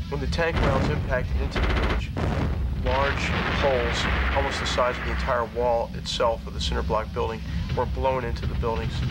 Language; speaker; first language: English; native; English